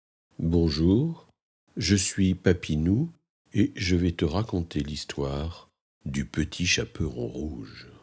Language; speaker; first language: French; native; French